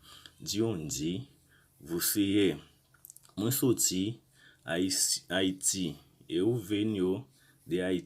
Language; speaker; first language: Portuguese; non-native, learner; Haitian Creole